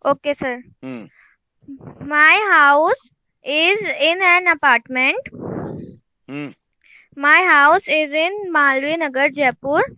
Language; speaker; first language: English; non-native, learner; Hindi